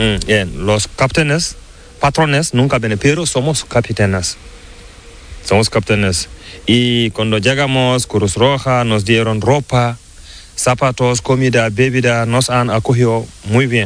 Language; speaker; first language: Spanish; non-native, learner; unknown